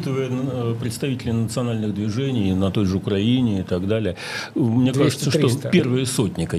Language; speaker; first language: Russian; native; Russian